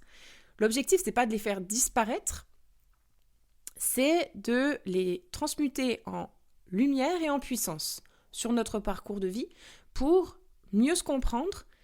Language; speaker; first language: French; native; French